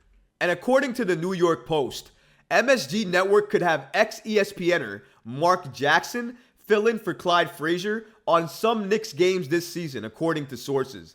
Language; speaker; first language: English; native; English